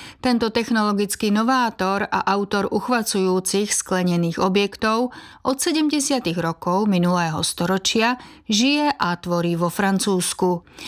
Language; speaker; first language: Slovak; native; Slovak